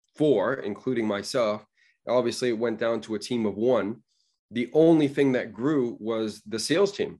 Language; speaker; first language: English; native; English